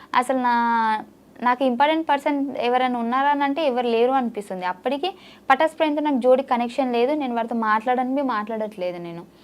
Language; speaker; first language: Telugu; native; Telugu